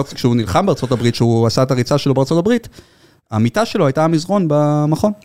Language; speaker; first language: Hebrew; native; Hebrew